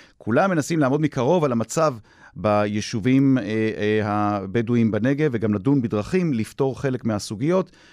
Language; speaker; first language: Hebrew; native; Hebrew